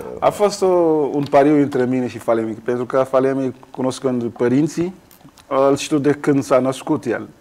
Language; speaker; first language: Romanian; non-native, fluent; Kabuverdianu